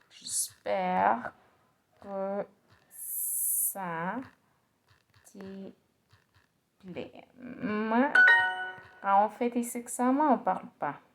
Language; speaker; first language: French; non-native, learner; Spanish